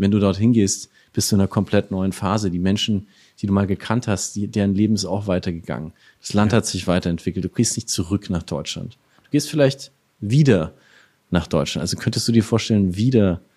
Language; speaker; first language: German; native; German